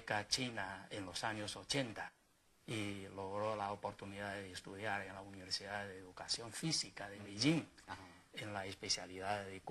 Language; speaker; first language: Spanish; non-native, fluent; Chinese